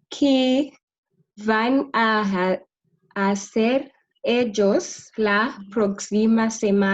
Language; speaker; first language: Spanish; non-native, learner; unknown